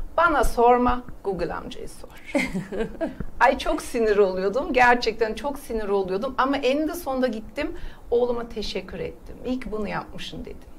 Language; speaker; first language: Turkish; early bilingual, heritage; Turkish